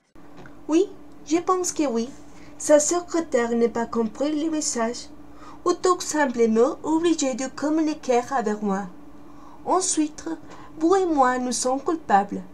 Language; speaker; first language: French; non-native, learner; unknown